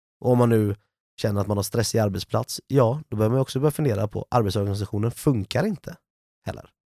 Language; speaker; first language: Swedish; native; Swedish